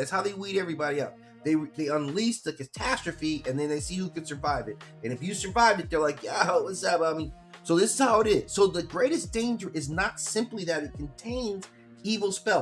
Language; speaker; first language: English; native; English